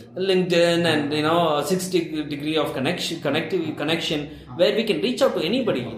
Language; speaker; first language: English; non-native, local second language; Tamil